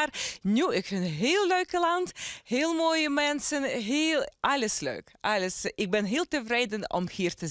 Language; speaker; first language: Dutch; non-native, learner; Ukrainian